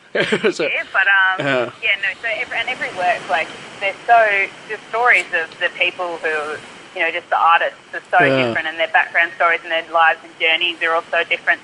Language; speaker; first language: English; native; English